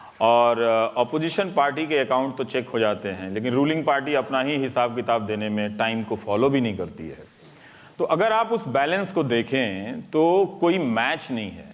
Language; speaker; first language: Hindi; native; Hindi